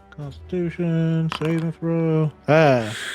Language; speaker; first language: English; native; English